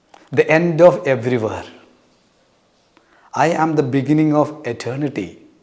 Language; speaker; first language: English; non-native, local second language; Malayalam